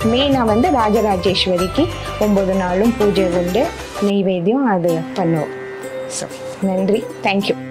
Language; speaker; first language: Tamil; non-native, local second language; Gujarati